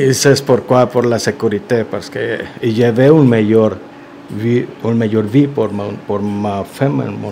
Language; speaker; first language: French; non-native, learner; Spanish